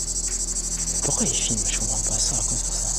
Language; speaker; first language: French; native; French